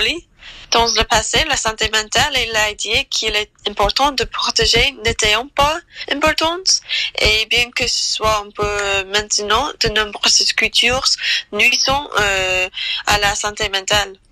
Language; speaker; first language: French; non-native, learner; English